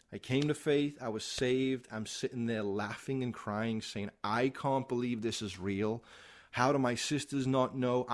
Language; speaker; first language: English; native; English